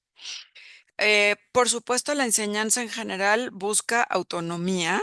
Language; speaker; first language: Spanish; native; Spanish